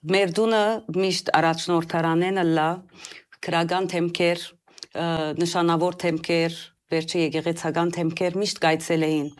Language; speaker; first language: Armenian; early bilingual, heritage; Armenian